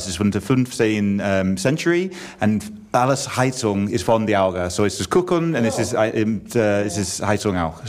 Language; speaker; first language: German; non-native, learner; English